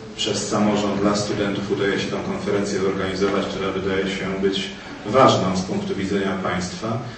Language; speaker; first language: Polish; native; Polish